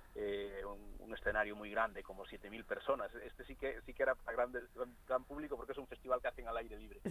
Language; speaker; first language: Spanish; non-native, local second language; Galician